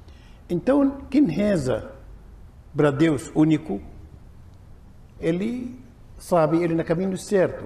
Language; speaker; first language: Portuguese; non-native, fluent; Arabic